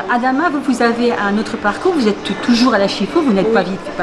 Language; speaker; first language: French; native; French